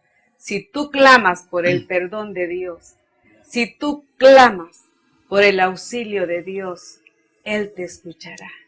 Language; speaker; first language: Spanish; native; Spanish